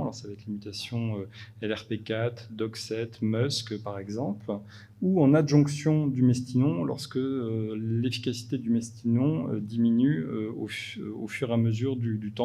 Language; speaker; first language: French; native; French